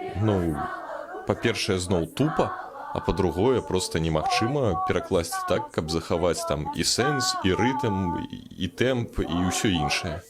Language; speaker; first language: Belarusian; non-native, local second language; Russian